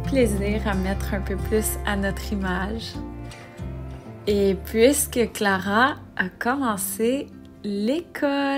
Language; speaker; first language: French; native; French